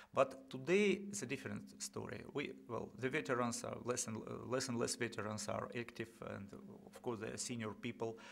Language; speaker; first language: English; non-native, fluent; Russian